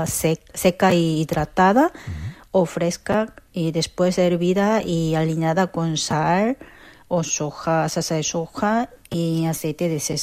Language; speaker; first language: Spanish; non-native, learner; Korean